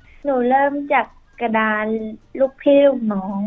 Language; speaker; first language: Thai; early bilingual, heritage; Thai